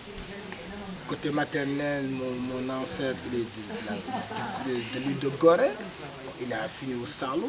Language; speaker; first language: French; non-native, local second language; Wolof